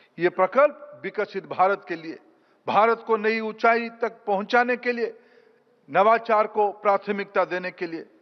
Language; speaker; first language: Hindi; non-native, local second language; Odia